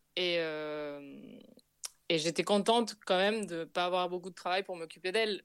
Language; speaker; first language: French; non-native, fluent; Spanish